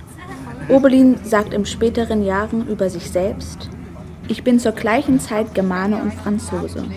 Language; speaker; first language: German; native; German